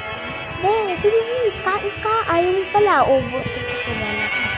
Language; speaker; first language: Filipino; non-native, local second language; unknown